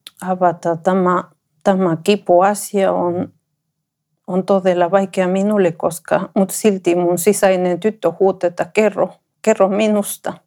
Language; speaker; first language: Finnish; non-native, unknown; Spanish